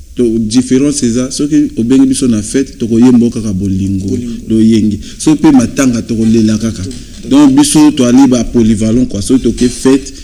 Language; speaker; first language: Lingala; native; Lingala